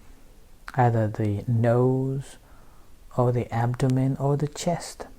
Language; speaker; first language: English; non-native, fluent; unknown